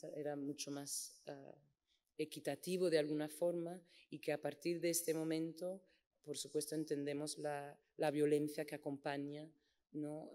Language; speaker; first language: Spanish; non-native, fluent; English